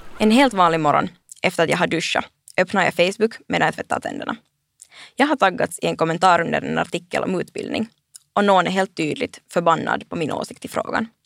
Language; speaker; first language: Swedish; native; Swedish